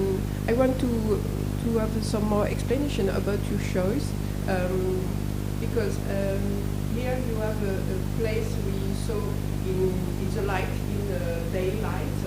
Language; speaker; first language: English; non-native, learner; French